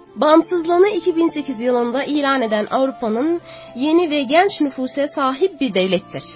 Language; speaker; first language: Turkish; non-native, fluent; Arabic